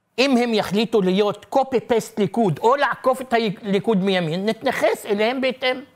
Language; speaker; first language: Hebrew; non-native, local second language; Arabic